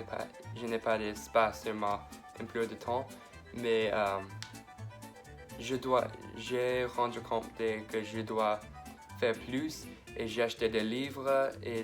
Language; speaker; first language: French; non-native, learner; English